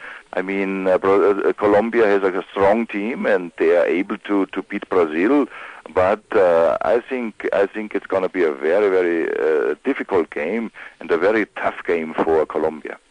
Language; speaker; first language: English; non-native, fluent; German